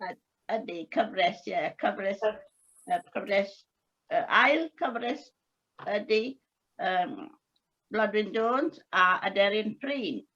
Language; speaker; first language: Welsh; non-native, learner; English